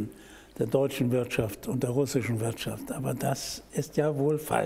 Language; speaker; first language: German; native; German